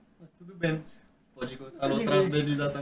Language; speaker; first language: Portuguese; non-native, fluent; French